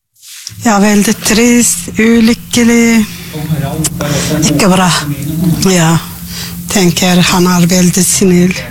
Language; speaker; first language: Norwegian; non-native, learner; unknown